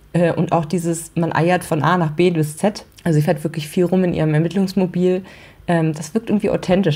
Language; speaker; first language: German; native; German